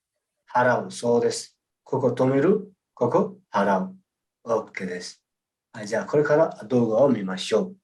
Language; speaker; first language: Japanese; non-native, fluent; Nepali